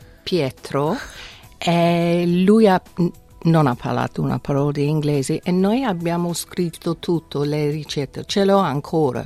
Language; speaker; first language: Italian; non-native, fluent; English